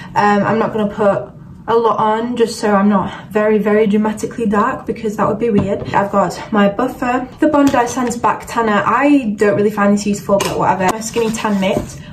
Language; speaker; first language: English; native; English